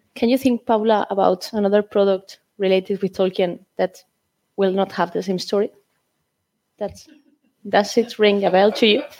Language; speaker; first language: English; non-native, fluent; Spanish